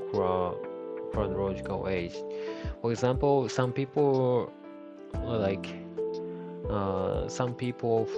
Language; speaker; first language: English; non-native, learner; Japanese